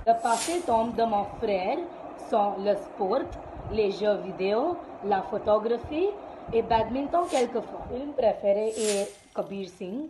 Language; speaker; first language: French; non-native, learner; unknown